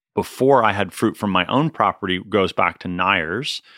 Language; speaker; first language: English; native; English